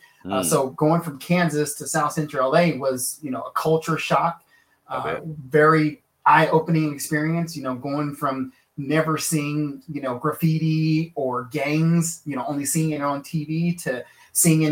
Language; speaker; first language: English; native; English